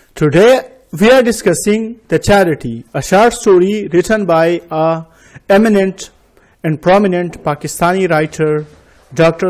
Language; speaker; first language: English; non-native, local second language; Urdu